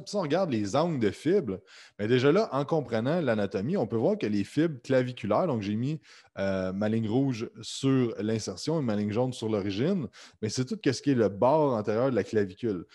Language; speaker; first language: French; native; French